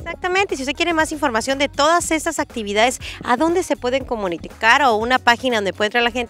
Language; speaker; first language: Spanish; native; Spanish